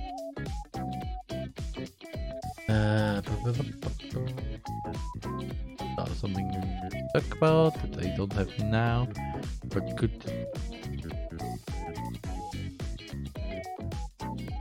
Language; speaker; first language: English; non-native, fluent; German